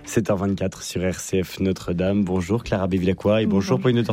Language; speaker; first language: French; native; French